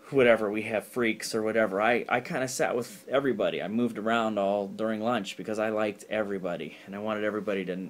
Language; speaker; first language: English; native; English